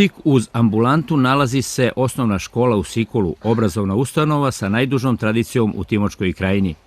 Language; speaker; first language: Serbian; native; Serbian